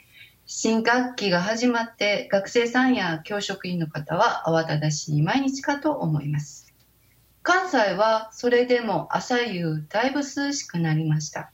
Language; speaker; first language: Japanese; native; Japanese